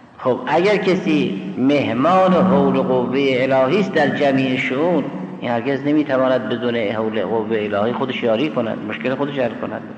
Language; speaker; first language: Persian; native; Persian